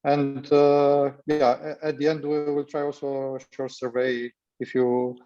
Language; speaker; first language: English; non-native, fluent; Romanian